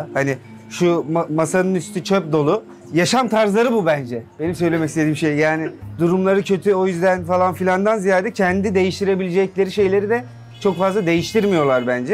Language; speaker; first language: Turkish; native; Turkish